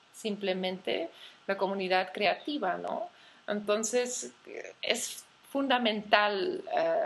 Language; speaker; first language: Spanish; non-native, fluent; Dutch